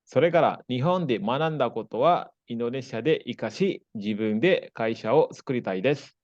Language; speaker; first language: Japanese; non-native, fluent; Indonesian